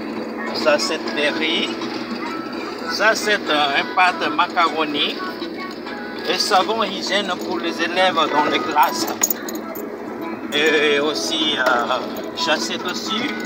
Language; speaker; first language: French; non-native, local second language; Malagasy